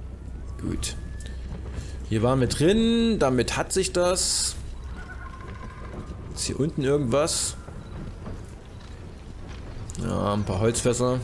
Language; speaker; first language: German; native; German